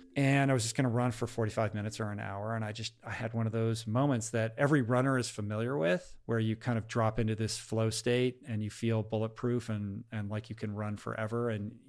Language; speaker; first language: English; native; English